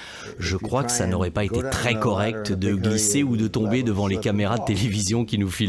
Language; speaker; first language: French; native; French